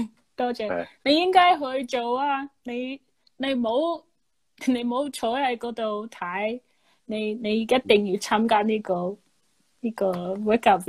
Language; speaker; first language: Chinese; non-native, fluent; English